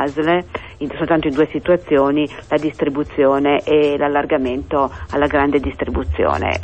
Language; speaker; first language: Italian; native; Italian